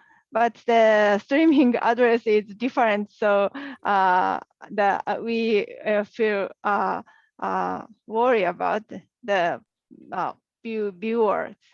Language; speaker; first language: English; non-native, learner; Japanese